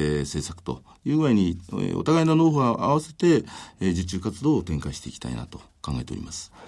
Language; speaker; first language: Japanese; native; Japanese